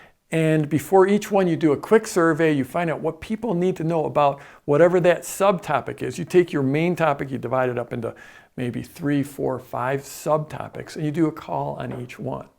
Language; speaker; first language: English; native; English